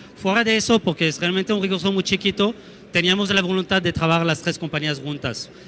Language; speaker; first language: Spanish; non-native, fluent; French